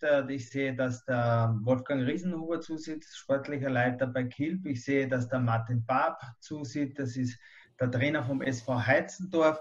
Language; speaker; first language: German; native; German